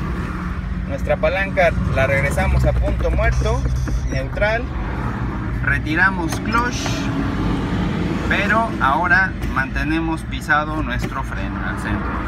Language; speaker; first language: Spanish; native; Spanish